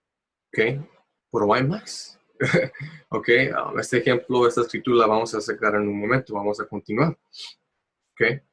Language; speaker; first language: Spanish; early bilingual, heritage; Spanish